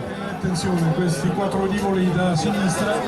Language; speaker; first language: Italian; native; Italian